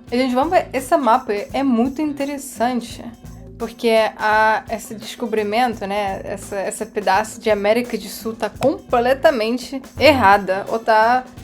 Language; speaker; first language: Portuguese; non-native, fluent; Russian